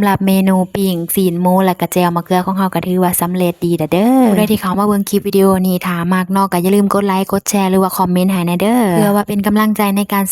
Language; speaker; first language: Thai; non-native, local second language; Lao